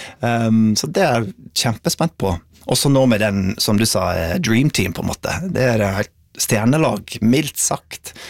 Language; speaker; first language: Norwegian; non-native, fluent; English